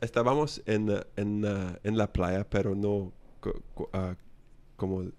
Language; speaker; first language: Spanish; non-native, learner; English